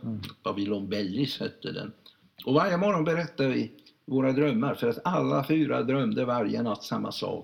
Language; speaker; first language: Swedish; non-native, fluent; Hungarian